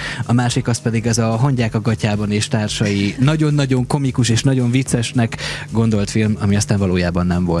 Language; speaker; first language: Hungarian; native; Hungarian